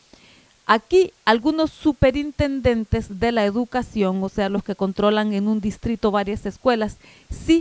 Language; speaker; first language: Spanish; native; Spanish